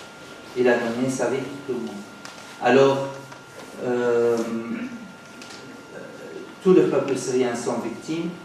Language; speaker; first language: French; non-native, fluent; Arabic